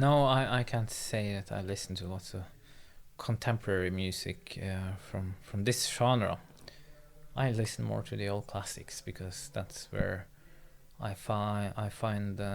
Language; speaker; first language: English; non-native, fluent; Norwegian